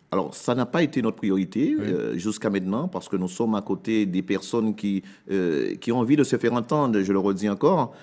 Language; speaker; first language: French; native; French